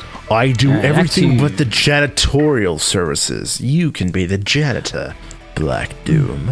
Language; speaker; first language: English; native; English